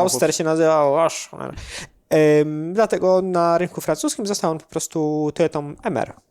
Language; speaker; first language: Polish; native; Polish